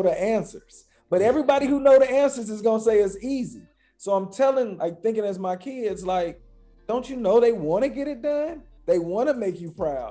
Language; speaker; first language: English; native; English